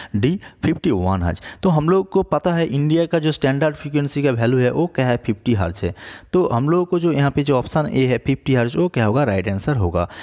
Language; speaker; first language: Hindi; non-native, local second language; Bangla